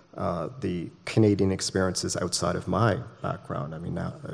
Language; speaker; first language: English; native; English